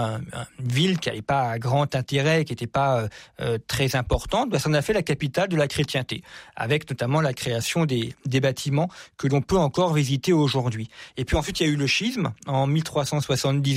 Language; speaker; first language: French; native; French